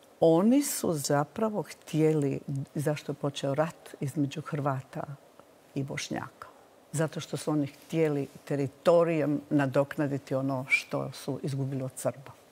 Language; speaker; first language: Croatian; native; Croatian